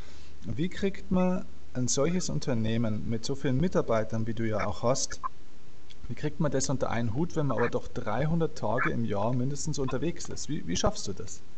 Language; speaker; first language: German; native; German